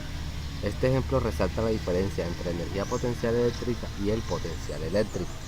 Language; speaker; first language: Spanish; native; Spanish